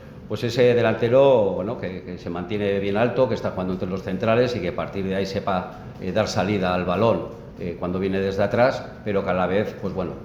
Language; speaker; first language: Spanish; native; Spanish